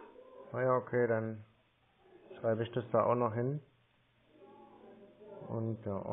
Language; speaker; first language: German; native; German